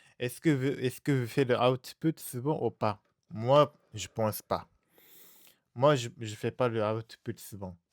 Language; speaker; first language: French; non-native, learner; Japanese